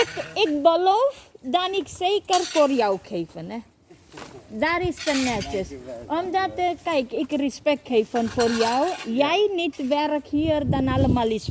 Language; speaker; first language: Dutch; non-native, learner; Hindi